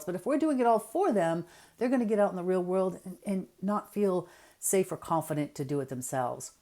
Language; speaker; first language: English; native; English